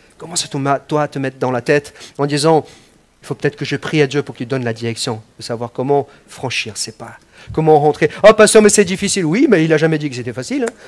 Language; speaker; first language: French; non-native, fluent; Portuguese